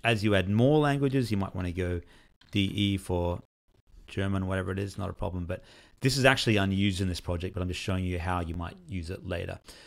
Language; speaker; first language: English; native; English